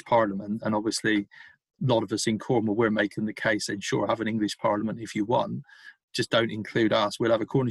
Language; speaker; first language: English; native; English